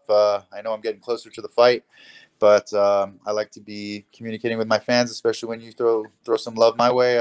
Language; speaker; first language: English; native; English